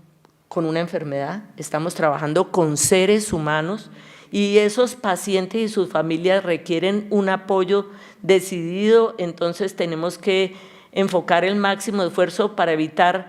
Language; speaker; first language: Spanish; native; Spanish